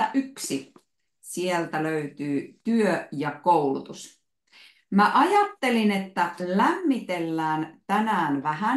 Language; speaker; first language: Finnish; native; Finnish